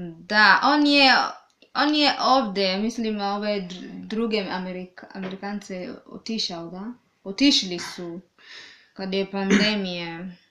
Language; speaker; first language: Serbian; non-native, learner; Swahili